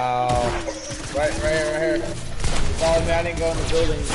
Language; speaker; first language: English; native; English